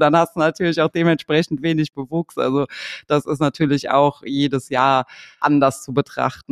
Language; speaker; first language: German; native; German